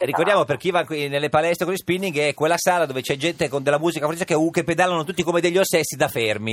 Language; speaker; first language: Italian; native; Italian